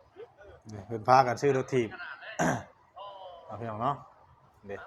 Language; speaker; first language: Thai; non-native, local second language; Lao